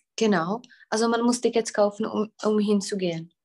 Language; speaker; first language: German; non-native, fluent; Czech